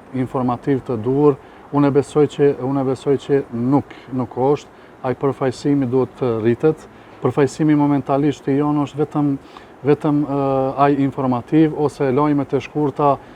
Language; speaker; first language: Albanian; non-native, local second language; Bosnian